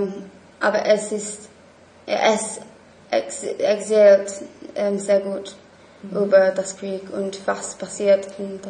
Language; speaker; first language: German; non-native, learner; English